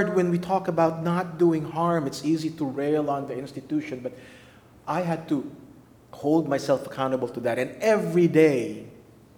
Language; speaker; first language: English; non-native, local second language; Filipino